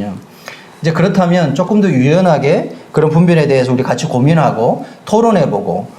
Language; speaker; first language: Korean; native; Korean